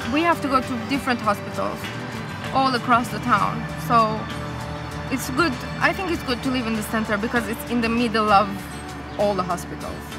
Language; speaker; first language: English; non-native, fluent; Swedish